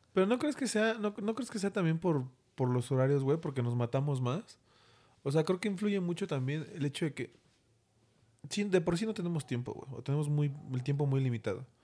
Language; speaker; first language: Spanish; native; Spanish